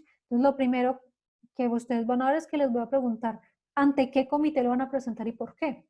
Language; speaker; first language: Spanish; native; Spanish